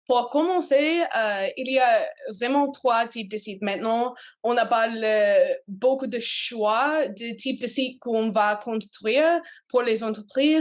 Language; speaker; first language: French; non-native, learner; English